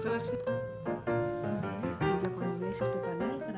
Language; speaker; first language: Spanish; native; Spanish